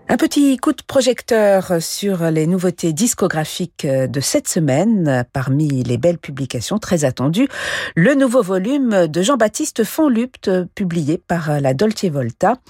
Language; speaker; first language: French; native; French